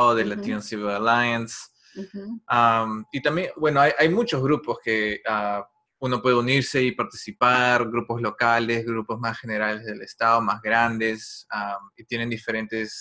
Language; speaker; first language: Spanish; non-native, fluent; English